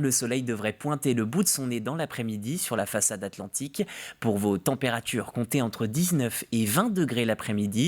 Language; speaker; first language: French; native; French